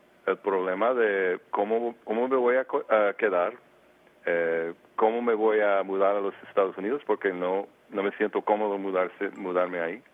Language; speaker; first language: Spanish; early bilingual, heritage; Spanish